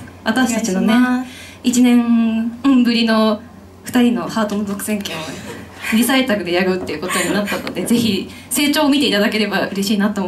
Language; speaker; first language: Japanese; native; Japanese